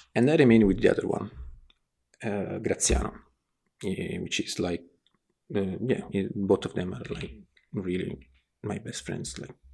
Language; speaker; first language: English; non-native, fluent; Italian